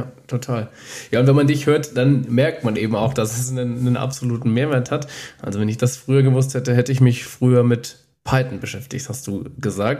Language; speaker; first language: German; native; German